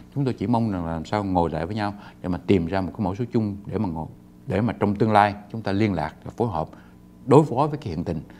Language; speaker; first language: Vietnamese; native; Vietnamese